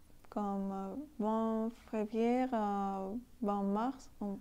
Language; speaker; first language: French; non-native, learner; Spanish